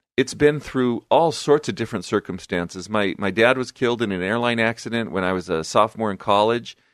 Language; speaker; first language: English; native; English